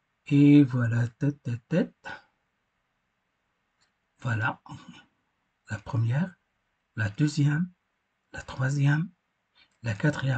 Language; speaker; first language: French; non-native, fluent; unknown